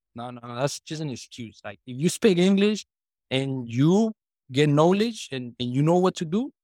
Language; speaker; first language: English; non-native, fluent; Spanish